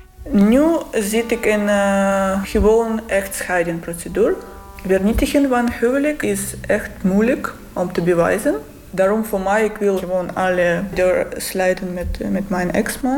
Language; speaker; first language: Dutch; non-native, learner; Russian